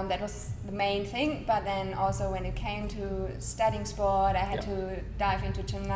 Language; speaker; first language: English; non-native, fluent; German